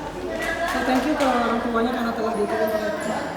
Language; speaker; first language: Indonesian; native; Indonesian